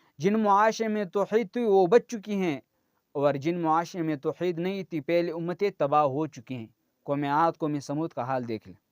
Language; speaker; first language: Urdu; non-native, local second language; Pashto